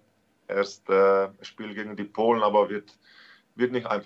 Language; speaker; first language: German; non-native, learner; Slovenian